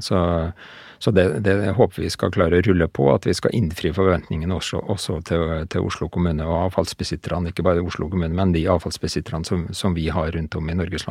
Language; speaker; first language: Norwegian; native; Norwegian